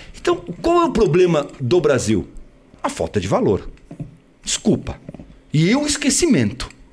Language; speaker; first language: Portuguese; early bilingual, other home language; Spanish